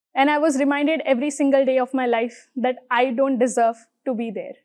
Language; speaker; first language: English; non-native, local second language; Hindi